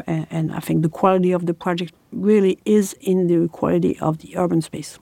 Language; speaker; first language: English; non-native, fluent; French